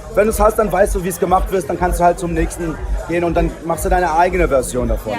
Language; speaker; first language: German; early bilingual, heritage; Portuguese